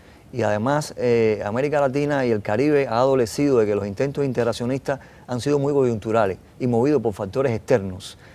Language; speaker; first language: Spanish; native; Spanish